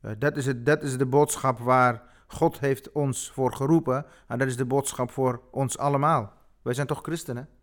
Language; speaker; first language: Dutch; non-native, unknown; Kurdish